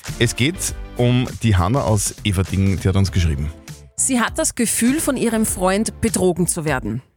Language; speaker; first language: German; native; German